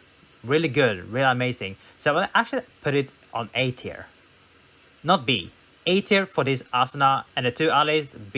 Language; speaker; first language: English; non-native, fluent; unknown